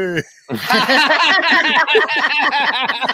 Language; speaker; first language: English; native; English